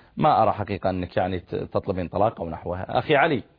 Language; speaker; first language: Arabic; native; Arabic